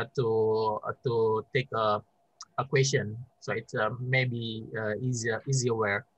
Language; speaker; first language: English; non-native, fluent; Indonesian